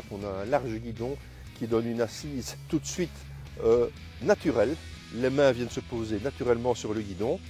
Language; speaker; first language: French; native; French